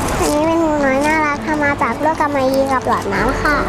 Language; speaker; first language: Thai; native; Thai